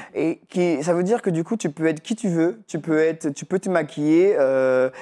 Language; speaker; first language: French; native; French